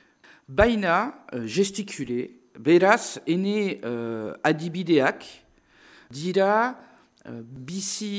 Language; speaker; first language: Basque; non-native, local second language; French